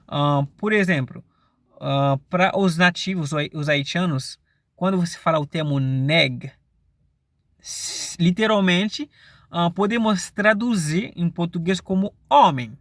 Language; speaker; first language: Portuguese; non-native, fluent; Haitian Creole